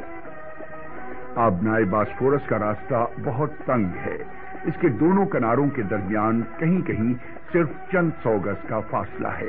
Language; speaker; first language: Urdu; native; Urdu